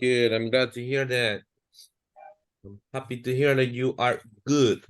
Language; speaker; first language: English; non-native, fluent; Spanish